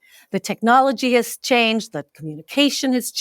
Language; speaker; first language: English; native; English